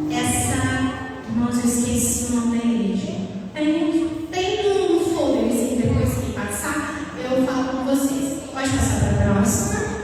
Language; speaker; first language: Portuguese; native; Portuguese